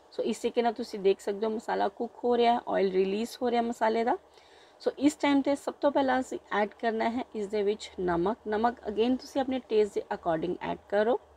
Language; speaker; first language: Hindi; non-native, local second language; Punjabi